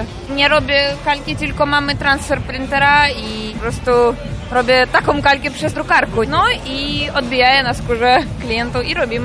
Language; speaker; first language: Polish; non-native, fluent; Ukrainian